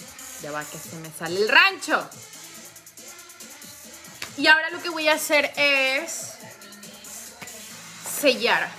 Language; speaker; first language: Spanish; native; Spanish